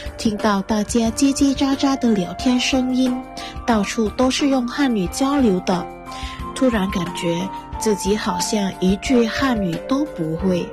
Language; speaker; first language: Chinese; non-native, fluent; Thai